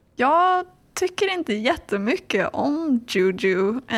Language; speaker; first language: Swedish; early bilingual, heritage; English